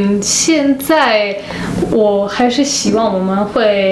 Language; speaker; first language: Chinese; non-native, fluent; Polish